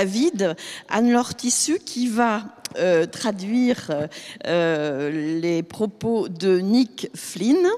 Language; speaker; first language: French; native; French